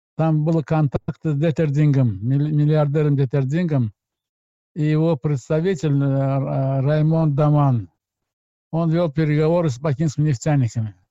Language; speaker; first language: Russian; non-native, local second language; Azerbaijani